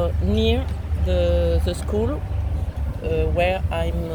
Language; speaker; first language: English; non-native, learner; French